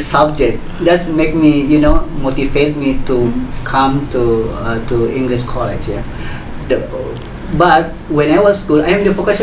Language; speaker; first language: English; non-native, learner; Indonesian